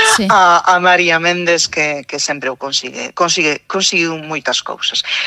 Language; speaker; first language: Galician; non-native, local second language; Spanish